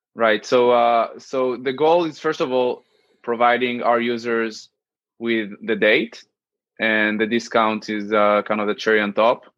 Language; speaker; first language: English; non-native, fluent; Hebrew